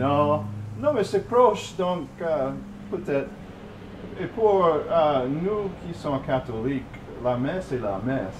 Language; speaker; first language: French; non-native, fluent; English